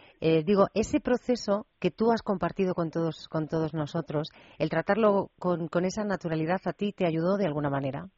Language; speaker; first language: Spanish; native; Spanish